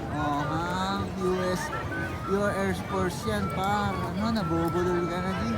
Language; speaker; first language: Filipino; native; Filipino